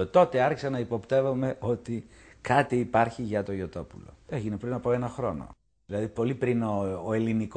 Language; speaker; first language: Greek; native; Greek